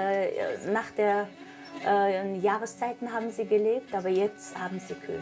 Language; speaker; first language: German; non-native, fluent; Mongolian